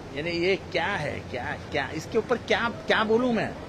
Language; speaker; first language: Hindi; non-native, local second language; Marathi